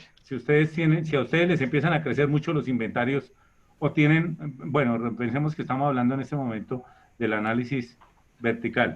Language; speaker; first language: Spanish; native; Spanish